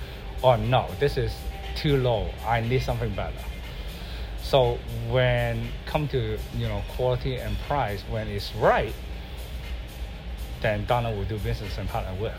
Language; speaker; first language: English; non-native, local second language; Cantonese